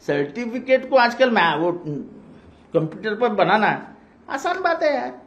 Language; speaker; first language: Hindi; non-native, local second language; Marathi